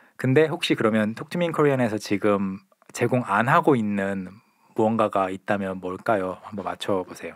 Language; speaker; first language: Korean; native; Korean